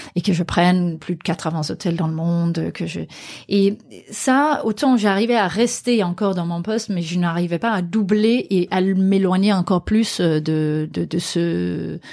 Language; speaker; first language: French; non-native, fluent; Danish